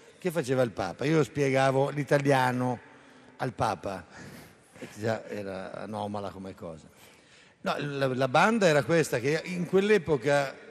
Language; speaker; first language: Italian; native; Italian